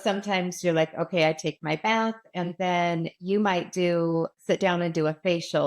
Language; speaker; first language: English; native; English